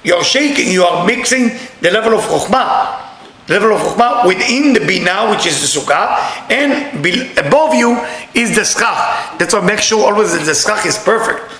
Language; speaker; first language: English; non-native, learner; Hebrew